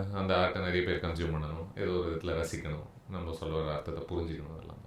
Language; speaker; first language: Tamil; native; Tamil